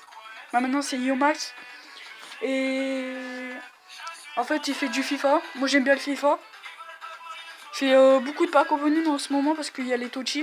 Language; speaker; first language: French; native; French